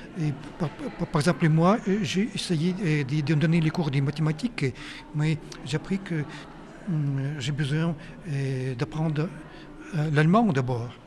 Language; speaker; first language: French; non-native, fluent; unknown